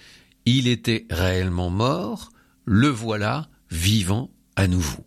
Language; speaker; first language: French; native; French